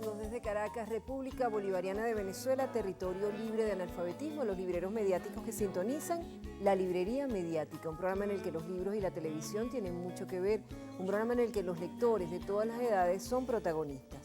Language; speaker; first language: Spanish; native; Spanish